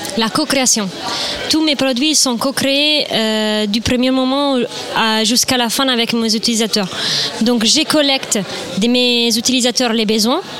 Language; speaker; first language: French; non-native, fluent; Italian